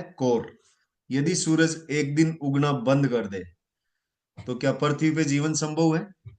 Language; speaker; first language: Hindi; native; Hindi